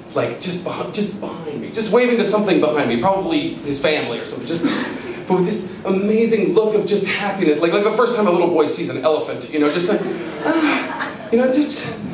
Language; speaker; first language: English; native; English